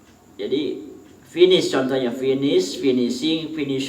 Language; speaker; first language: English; non-native, fluent; Indonesian